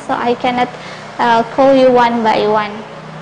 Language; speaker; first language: English; non-native, local second language; Indonesian